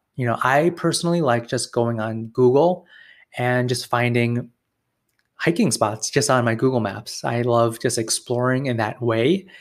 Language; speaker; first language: English; native; English